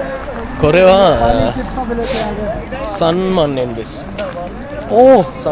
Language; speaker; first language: Japanese; non-native, learner; Sinhala